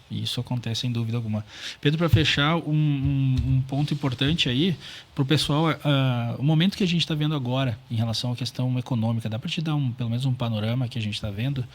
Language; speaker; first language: Portuguese; native; Portuguese